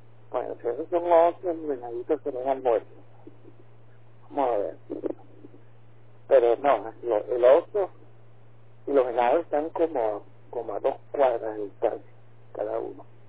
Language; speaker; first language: Spanish; native; Spanish